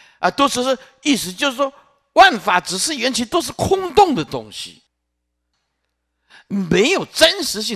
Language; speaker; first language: Chinese; non-native, local second language; Min Nan Chinese